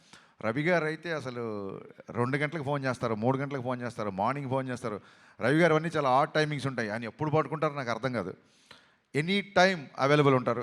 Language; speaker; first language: Telugu; native; Telugu